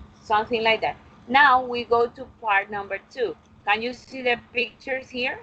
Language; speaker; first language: English; non-native, fluent; Spanish